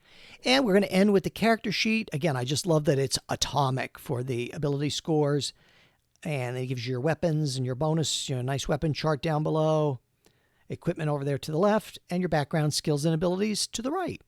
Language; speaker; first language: English; native; English